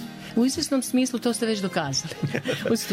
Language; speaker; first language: Serbian; native; Serbian